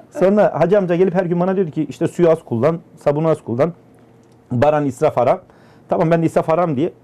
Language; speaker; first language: Turkish; native; Turkish